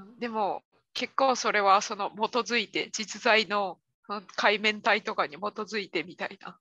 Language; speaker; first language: Japanese; native; Japanese